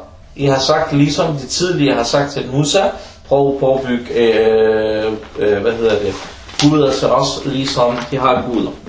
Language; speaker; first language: Danish; early bilingual, other home language; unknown